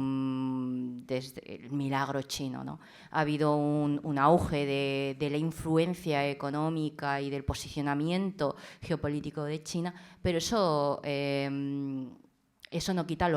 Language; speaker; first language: Spanish; early bilingual, other home language; Chinese